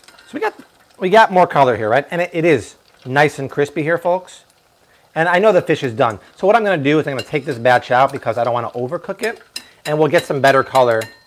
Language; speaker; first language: English; native; English